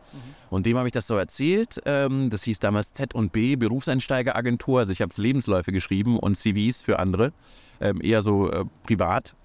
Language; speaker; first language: German; early bilingual, other home language; Russian